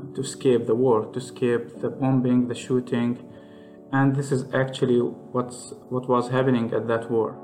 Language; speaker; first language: English; non-native, fluent; Arabic